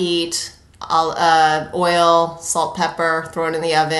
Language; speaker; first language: English; native; English